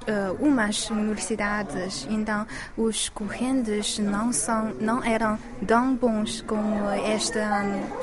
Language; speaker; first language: Portuguese; non-native, learner; Chinese